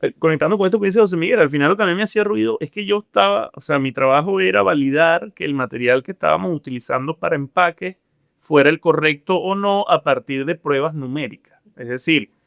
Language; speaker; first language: Spanish; native; Spanish